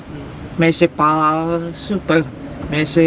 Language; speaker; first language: French; non-native, learner; Bulgarian